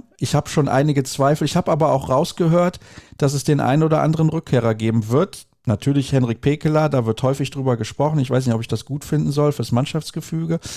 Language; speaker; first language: German; native; German